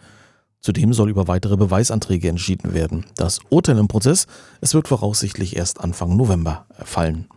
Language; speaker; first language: German; native; German